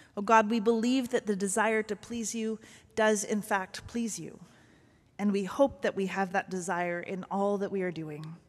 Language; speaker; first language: English; native; English